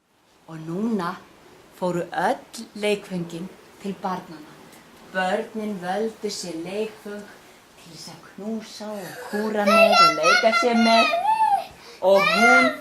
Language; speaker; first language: Icelandic; non-native, fluent; Danish